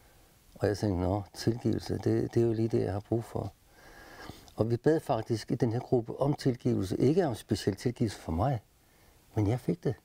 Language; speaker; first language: Danish; native; Danish